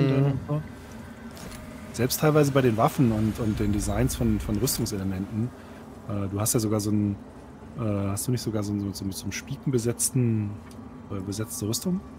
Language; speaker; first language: German; native; German